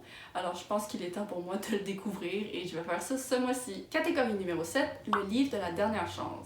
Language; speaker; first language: French; native; French